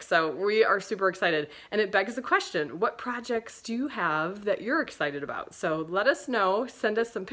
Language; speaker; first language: English; native; English